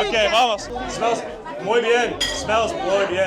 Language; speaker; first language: Spanish; non-native, learner; English